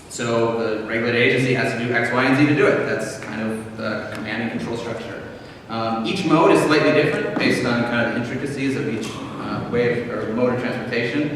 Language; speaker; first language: English; native; English